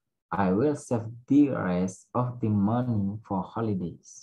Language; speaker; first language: English; non-native, learner; Indonesian